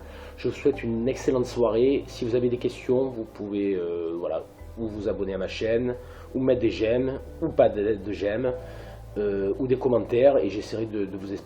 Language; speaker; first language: French; native; French